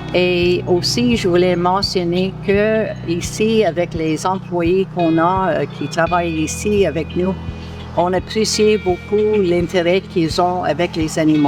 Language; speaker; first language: French; non-native, local second language; English